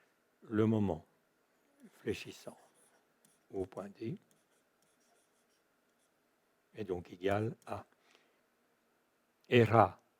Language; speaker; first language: French; native; French